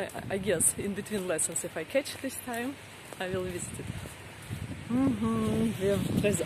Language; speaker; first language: English; non-native, fluent; Russian